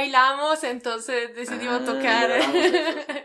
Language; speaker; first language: Spanish; non-native, fluent; Italian